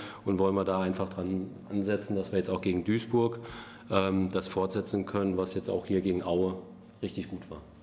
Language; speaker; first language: German; native; German